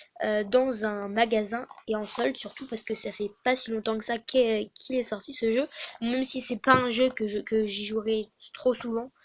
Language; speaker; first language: French; native; French